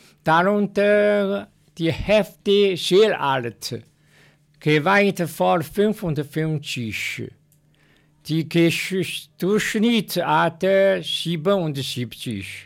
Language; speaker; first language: German; non-native, learner; Chinese